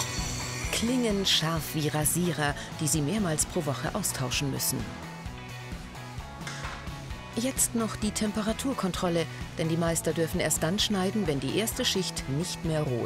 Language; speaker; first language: German; native; German